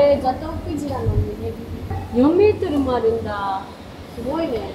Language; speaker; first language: Japanese; native; Japanese